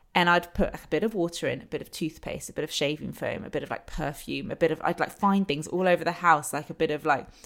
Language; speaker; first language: English; native; English